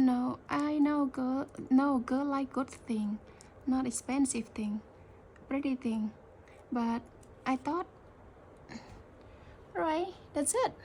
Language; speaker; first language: English; early bilingual, heritage; Khmer